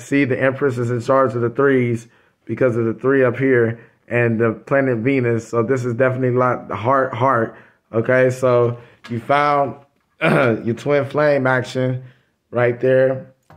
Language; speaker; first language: English; native; English